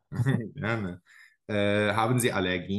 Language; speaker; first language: German; non-native, learner; Arabic